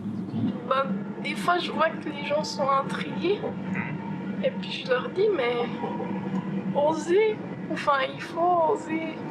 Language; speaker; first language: French; native; French